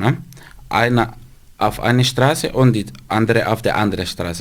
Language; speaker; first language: German; non-native, fluent; Spanish